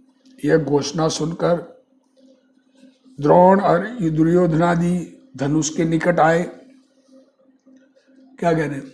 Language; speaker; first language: Hindi; native; Hindi